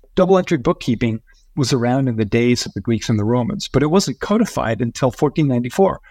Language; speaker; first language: English; early bilingual, other home language; Spanish